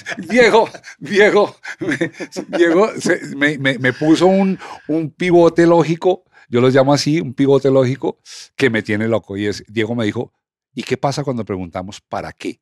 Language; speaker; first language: Spanish; native; Spanish